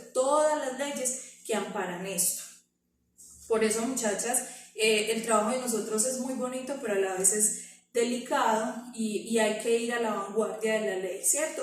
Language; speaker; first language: Spanish; native; Spanish